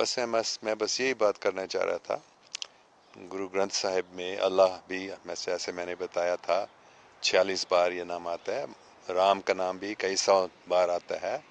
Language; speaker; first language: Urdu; non-native, fluent; English